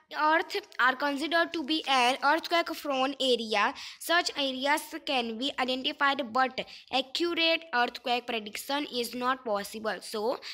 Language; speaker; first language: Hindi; non-native, local second language; Gujarati